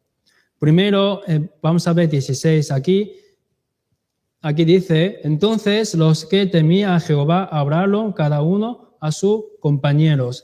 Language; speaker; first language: Spanish; non-native, learner; Chinese